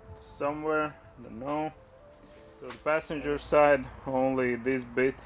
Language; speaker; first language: English; non-native, learner; Latvian